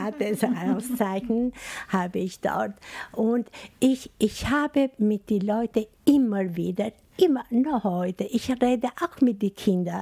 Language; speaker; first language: German; non-native, fluent; Albanian